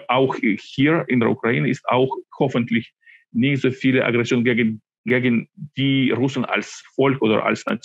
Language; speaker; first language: German; non-native, fluent; Ukrainian